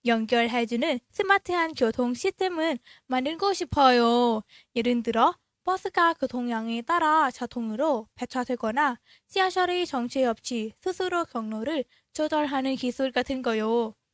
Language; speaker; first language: Korean; non-native, learner; Thai